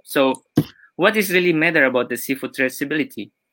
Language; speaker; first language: English; non-native, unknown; Indonesian